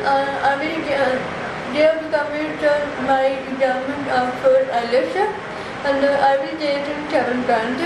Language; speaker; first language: English; non-native, learner; Punjabi